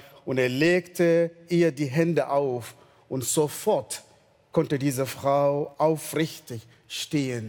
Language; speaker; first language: German; non-native, fluent; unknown